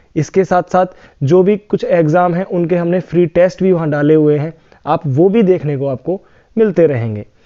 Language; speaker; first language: Hindi; native; Hindi